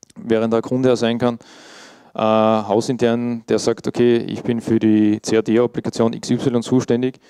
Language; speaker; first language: German; native; German